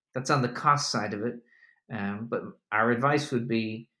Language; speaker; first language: English; native; English